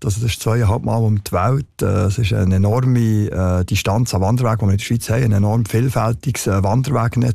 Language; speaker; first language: German; native; German